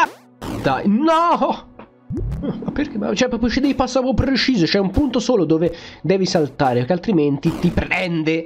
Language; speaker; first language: Italian; native; Italian